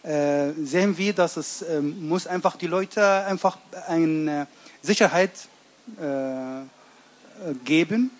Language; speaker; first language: German; non-native, learner; Arabic